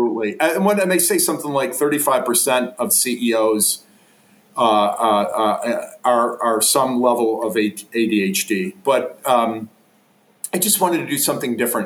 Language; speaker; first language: English; native; English